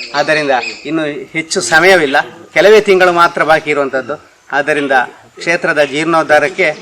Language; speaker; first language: Kannada; native; Kannada